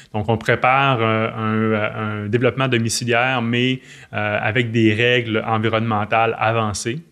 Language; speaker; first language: French; native; French